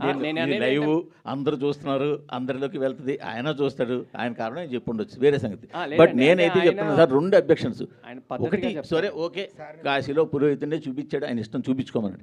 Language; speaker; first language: Telugu; native; Telugu